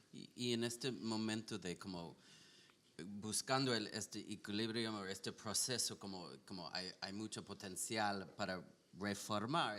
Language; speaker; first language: Spanish; non-native, learner; English